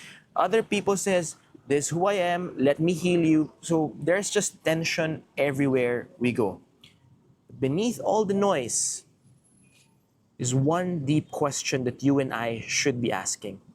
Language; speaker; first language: English; non-native, local second language; Filipino